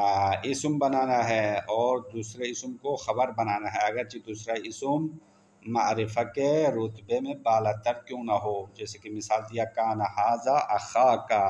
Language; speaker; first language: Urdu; non-native, local second language; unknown